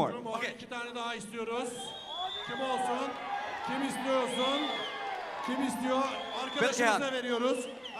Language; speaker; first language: Turkish; native; Turkish